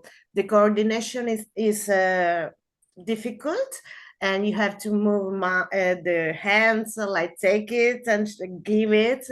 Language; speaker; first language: English; non-native, learner; Spanish